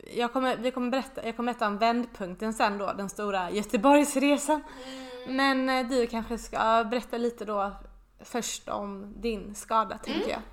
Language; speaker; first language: Swedish; native; Swedish